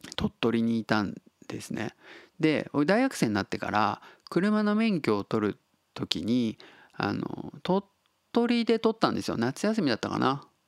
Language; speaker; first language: Japanese; native; Japanese